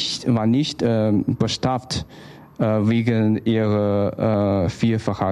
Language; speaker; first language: German; non-native, learner; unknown